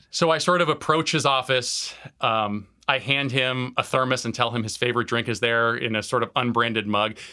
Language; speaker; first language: English; native; English